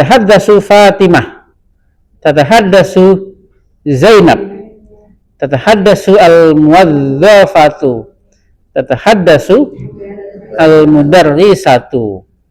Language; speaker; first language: Arabic; non-native, learner; Indonesian